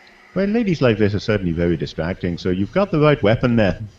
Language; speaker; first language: English; native; English